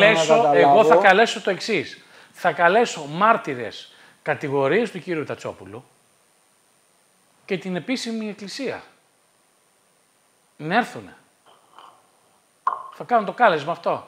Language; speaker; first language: Greek; native; Greek